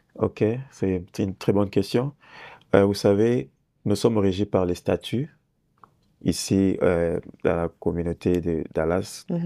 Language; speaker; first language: French; non-native, local second language; Lingala